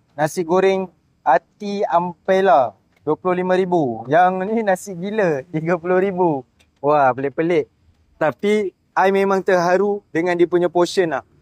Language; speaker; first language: Malay; native; Malay